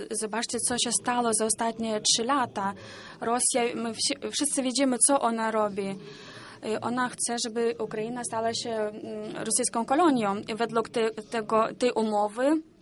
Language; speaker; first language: Polish; non-native, learner; Ukrainian